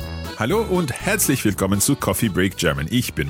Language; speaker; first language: German; non-native, learner; English